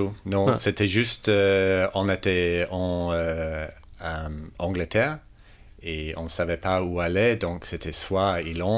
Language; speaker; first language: French; non-native, fluent; English